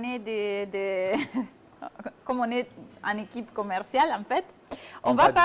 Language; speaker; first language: French; non-native, fluent; Italian